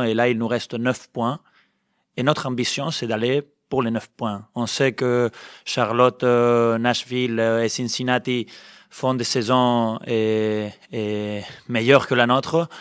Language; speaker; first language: French; non-native, fluent; Spanish